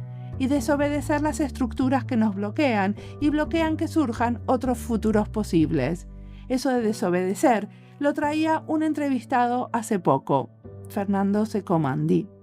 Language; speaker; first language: Spanish; native; Spanish